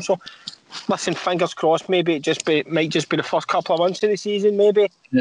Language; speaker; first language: English; native; English